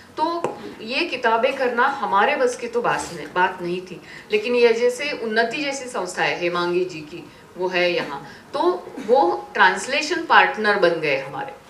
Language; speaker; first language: Hindi; non-native, local second language; Marathi